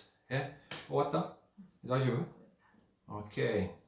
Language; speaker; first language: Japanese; non-native, learner; English